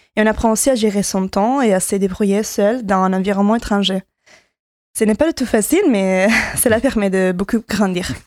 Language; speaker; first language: French; non-native, learner; Italian